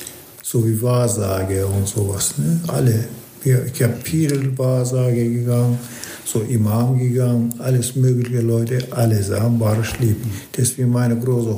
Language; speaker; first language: German; non-native, learner; Turkish